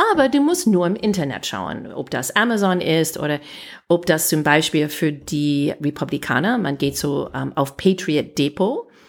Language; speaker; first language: German; non-native, fluent; English